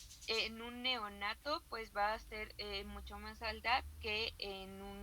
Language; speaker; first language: Spanish; native; Spanish